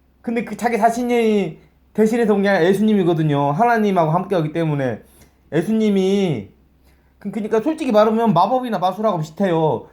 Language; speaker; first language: Korean; native; Korean